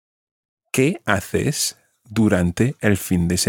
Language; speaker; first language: Spanish; non-native, fluent; English